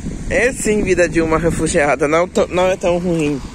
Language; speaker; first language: Portuguese; non-native, local second language; Kabuverdianu